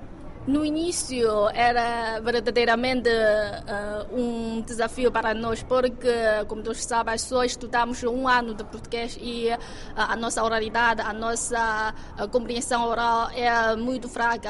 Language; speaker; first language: Portuguese; non-native, fluent; Chinese